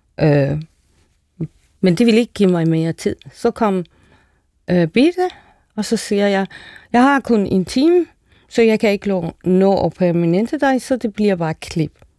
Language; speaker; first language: Danish; non-native, fluent; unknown